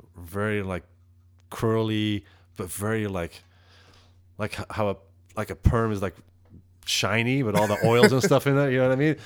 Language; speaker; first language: English; non-native, fluent; Dutch